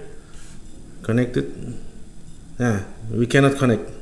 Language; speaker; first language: English; non-native, fluent; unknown